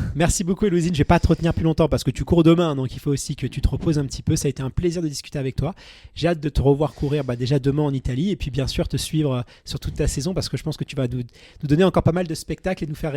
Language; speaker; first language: French; native; French